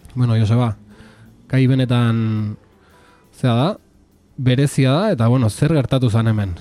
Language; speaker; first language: Basque; native; Basque